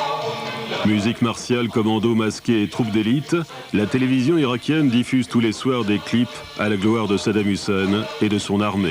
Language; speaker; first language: French; native; French